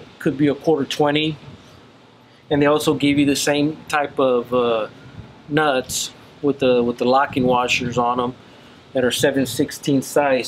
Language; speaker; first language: English; native; English